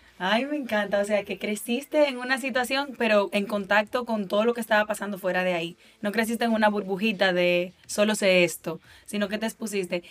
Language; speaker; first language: Spanish; native; Spanish